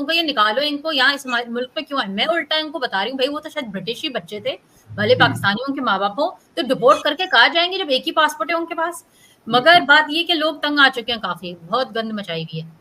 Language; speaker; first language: Urdu; native; Urdu